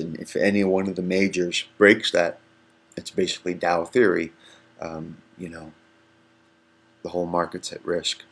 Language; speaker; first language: English; native; English